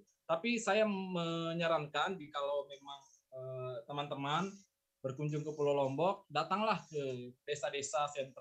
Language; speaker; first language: Indonesian; native; Indonesian